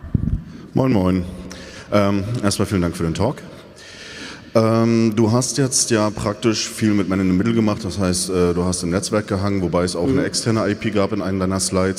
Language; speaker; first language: German; native; German